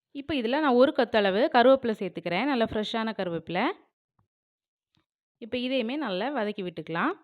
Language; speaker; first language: Tamil; native; Tamil